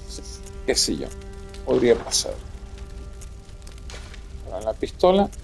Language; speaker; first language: Spanish; native; Spanish